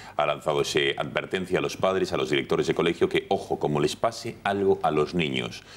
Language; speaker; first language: Spanish; native; Spanish